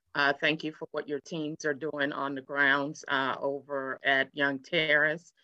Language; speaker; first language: English; native; English